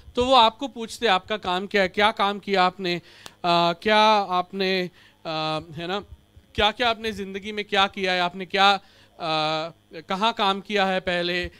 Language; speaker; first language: Hindi; non-native, local second language; Marathi